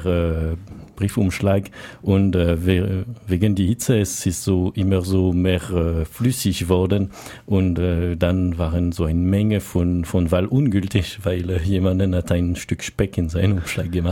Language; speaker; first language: German; non-native, learner; French